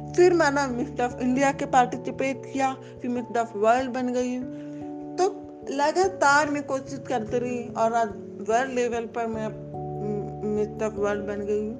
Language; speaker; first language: Hindi; native; Hindi